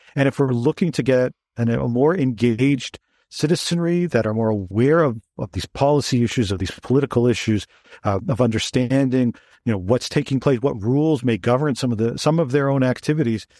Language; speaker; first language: English; native; English